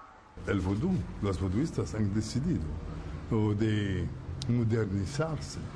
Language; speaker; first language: Spanish; non-native, fluent; Haitian Creole